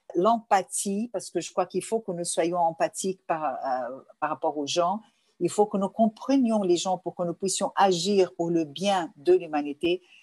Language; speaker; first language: French; non-native, fluent; Portuguese